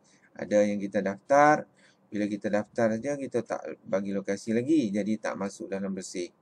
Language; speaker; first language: Malay; native; Malay